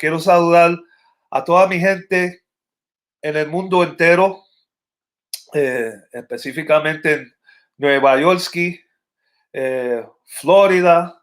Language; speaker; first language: Spanish; early bilingual, other home language; English